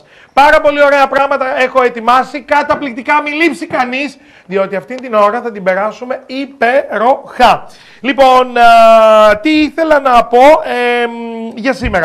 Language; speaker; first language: Greek; native; Greek